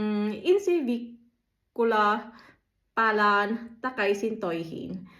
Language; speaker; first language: Finnish; non-native, learner; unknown